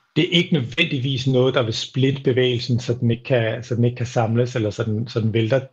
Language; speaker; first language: Danish; native; Danish